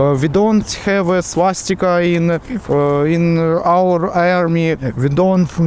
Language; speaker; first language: English; non-native, learner; Ukrainian